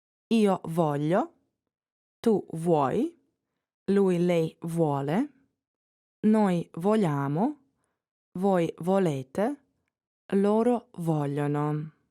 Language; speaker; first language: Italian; non-native, fluent; English